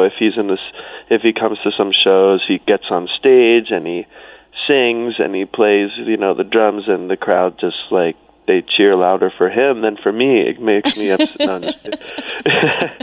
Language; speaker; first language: English; native; English